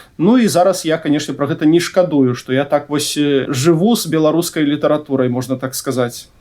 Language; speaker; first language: Belarusian; native; Belarusian